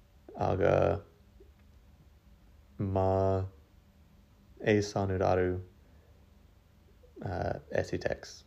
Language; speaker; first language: Estonian; non-native, learner; English